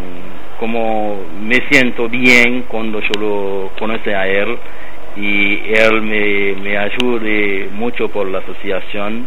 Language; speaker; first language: Spanish; non-native, learner; Haitian Creole